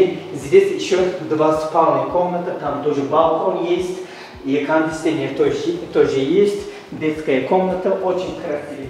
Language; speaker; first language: Russian; non-native, learner; Turkish